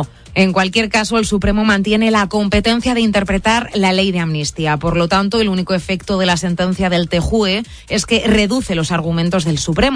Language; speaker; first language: Spanish; native; Spanish